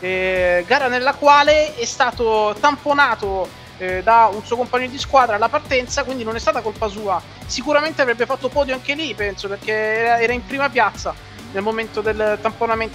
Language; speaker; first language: Italian; native; Italian